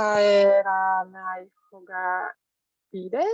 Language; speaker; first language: Japanese; non-native, learner; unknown